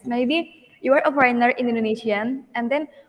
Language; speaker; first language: English; non-native, learner; Indonesian